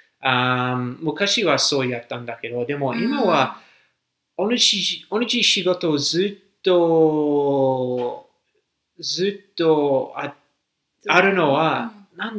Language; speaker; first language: Japanese; non-native, fluent; English